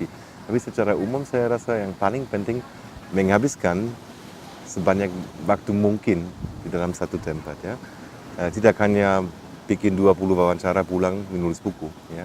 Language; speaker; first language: Indonesian; non-native, fluent; German